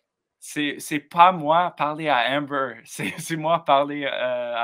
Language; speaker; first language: French; non-native, learner; English